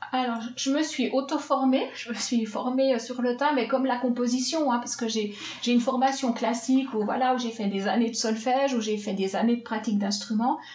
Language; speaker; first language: French; native; French